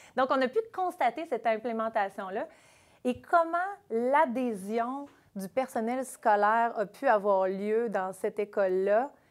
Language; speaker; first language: French; native; French